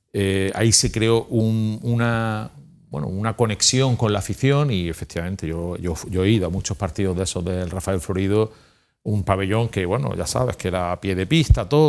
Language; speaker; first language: Spanish; native; Spanish